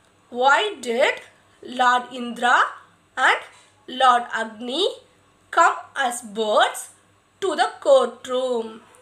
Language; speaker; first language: English; non-native, local second language; Tamil